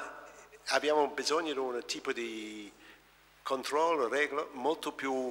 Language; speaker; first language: Italian; non-native, fluent; English